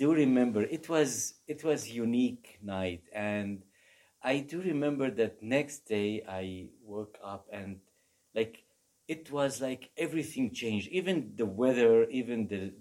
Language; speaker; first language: English; non-native, fluent; Arabic